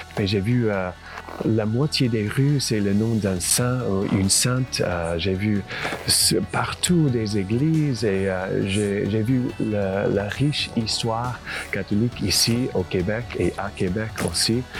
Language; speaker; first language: French; non-native, fluent; English